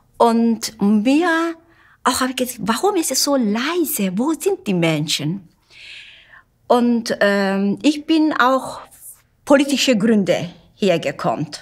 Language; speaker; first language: German; non-native, learner; Turkish